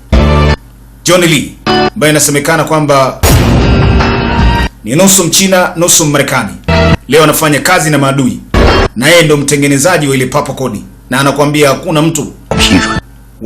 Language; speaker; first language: Swahili; native; Swahili